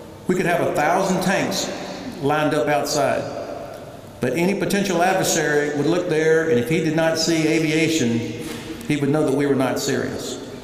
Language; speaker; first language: English; native; English